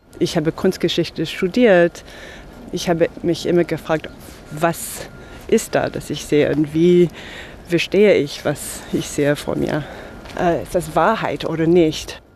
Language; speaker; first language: German; non-native, fluent; English